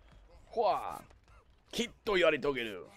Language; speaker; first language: Japanese; non-native, learner; English